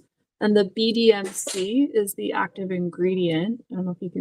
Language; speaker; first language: English; native; English